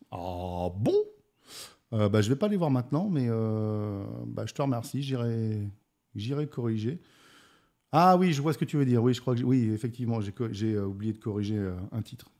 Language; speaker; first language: French; native; French